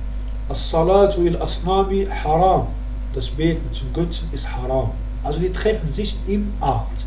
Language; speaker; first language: German; non-native, learner; Arabic